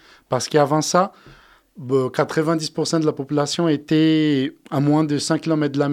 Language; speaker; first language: French; non-native, fluent; Portuguese